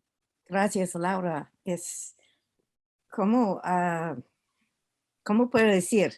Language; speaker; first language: Spanish; non-native, learner; English